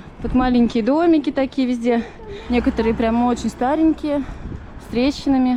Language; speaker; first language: Russian; native; Russian